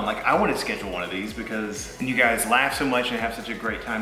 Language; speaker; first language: English; native; English